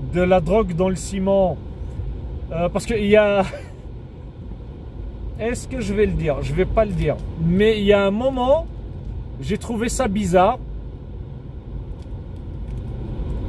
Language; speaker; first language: French; native; French